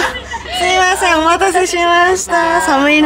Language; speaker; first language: Japanese; native; Japanese